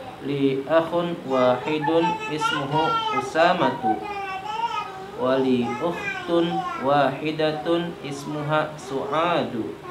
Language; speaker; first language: Arabic; non-native, learner; Indonesian